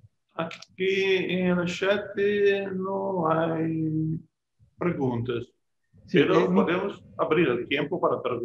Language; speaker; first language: Portuguese; non-native, learner; Spanish